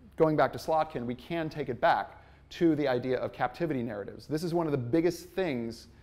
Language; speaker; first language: English; native; English